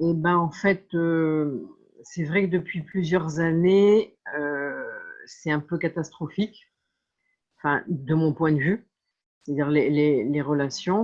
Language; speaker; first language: French; native; French